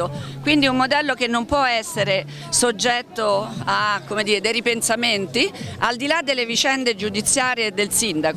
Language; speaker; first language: Italian; native; Italian